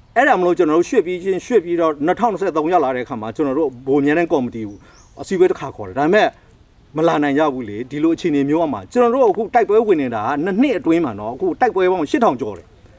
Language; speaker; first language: Burmese; non-native, local second language; S'gaw Karen